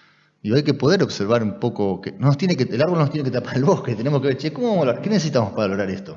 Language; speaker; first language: Spanish; native; Spanish